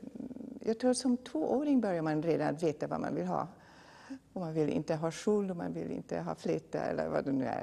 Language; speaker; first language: Swedish; non-native, fluent; German